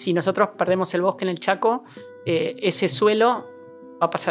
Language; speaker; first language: Spanish; native; Spanish